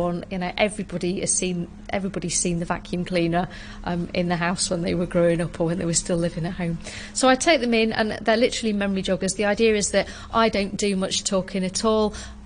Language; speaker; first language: English; native; English